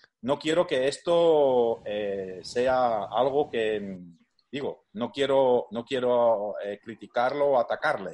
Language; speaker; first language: Spanish; non-native, fluent; Dutch